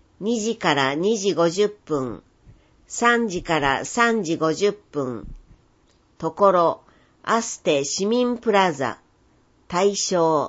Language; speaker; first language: Japanese; native; Japanese